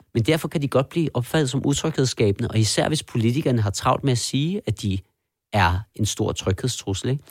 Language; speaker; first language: Danish; early bilingual, other home language; Persian